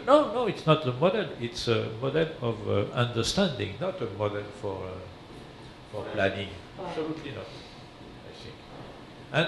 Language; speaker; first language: English; non-native, learner; French